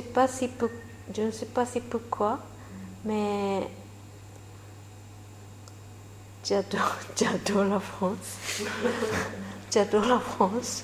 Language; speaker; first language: French; non-native, learner; Japanese